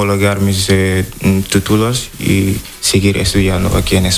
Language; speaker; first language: Spanish; non-native, learner; Wolof